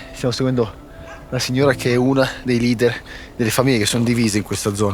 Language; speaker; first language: Italian; native; Italian